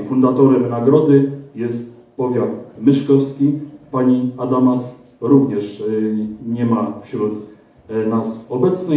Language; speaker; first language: Polish; native; Polish